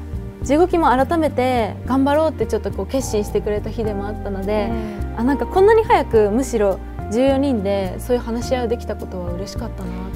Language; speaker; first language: Japanese; native; Japanese